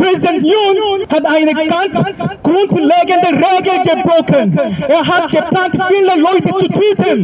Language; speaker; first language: German; non-native, fluent; Korean